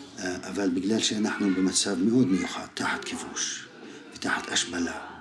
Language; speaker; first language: Hebrew; non-native, local second language; Arabic